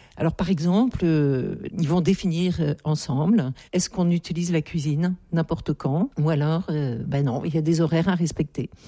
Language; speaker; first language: French; native; French